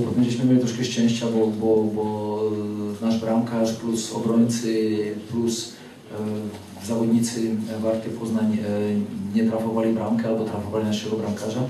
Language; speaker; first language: Polish; non-native, fluent; Czech